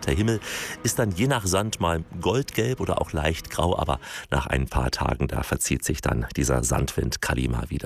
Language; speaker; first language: German; native; German